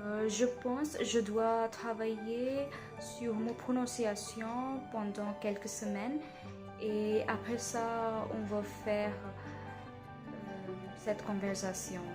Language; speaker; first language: French; non-native, learner; Hindi